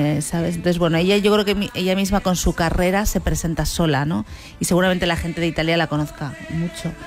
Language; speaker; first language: Spanish; native; Spanish